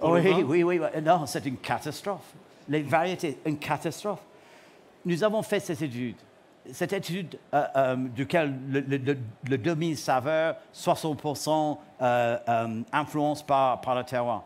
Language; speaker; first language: French; non-native, learner; English